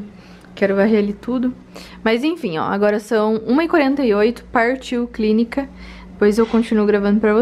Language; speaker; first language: Portuguese; native; Portuguese